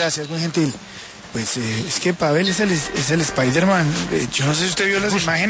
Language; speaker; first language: Spanish; native; Spanish